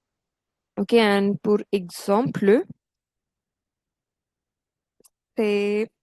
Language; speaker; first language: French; non-native, fluent; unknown